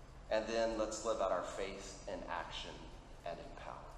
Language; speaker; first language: English; early bilingual, other home language; Spanish